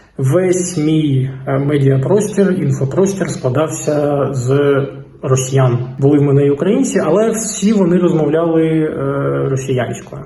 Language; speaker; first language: Ukrainian; non-native, local second language; Russian